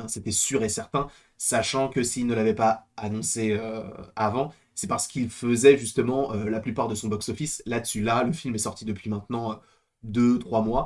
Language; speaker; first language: French; native; French